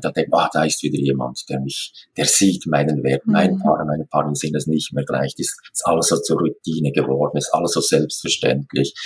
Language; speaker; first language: German; native; German